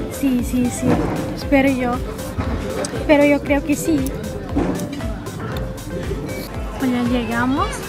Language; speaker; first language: Spanish; non-native, learner; Portuguese